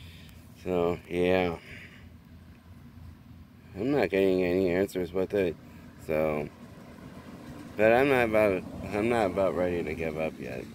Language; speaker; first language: English; native; English